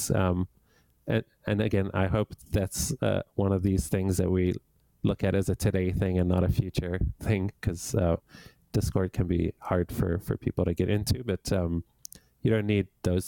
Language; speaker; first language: English; native; English